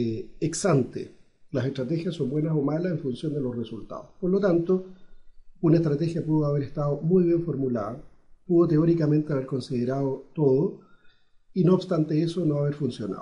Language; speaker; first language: Spanish; native; Spanish